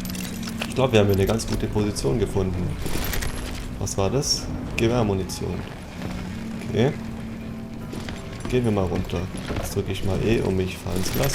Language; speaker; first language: German; native; German